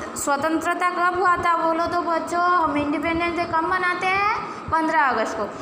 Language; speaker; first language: Hindi; non-native, local second language; Odia